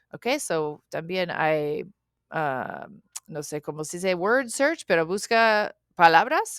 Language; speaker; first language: Spanish; non-native, learner; English